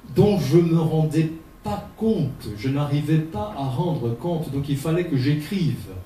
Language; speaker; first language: French; non-native, fluent; Portuguese